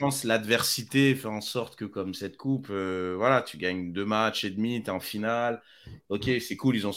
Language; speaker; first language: French; native; French